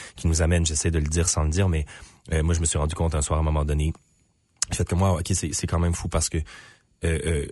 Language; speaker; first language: French; native; French